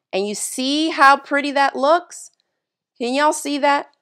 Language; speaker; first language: English; native; English